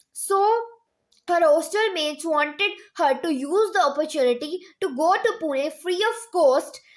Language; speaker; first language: English; non-native, local second language; Punjabi